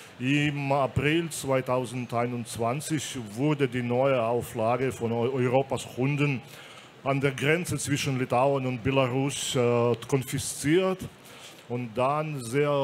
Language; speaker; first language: German; non-native, fluent; Belarusian